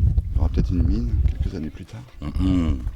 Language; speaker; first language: French; native; French